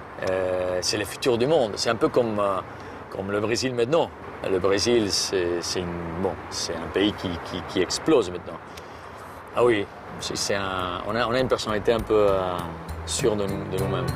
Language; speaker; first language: French; non-native, fluent; Spanish